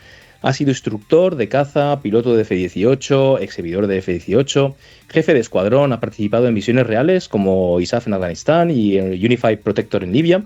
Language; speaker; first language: Spanish; native; Spanish